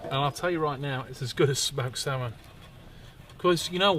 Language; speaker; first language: English; native; English